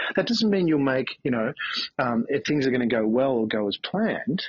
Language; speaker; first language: English; native; English